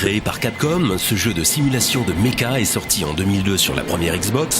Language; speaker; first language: French; native; French